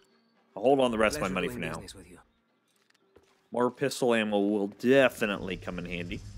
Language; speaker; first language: English; native; English